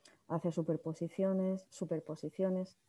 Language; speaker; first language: Spanish; native; Spanish